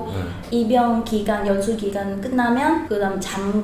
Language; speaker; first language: Korean; non-native, learner; Vietnamese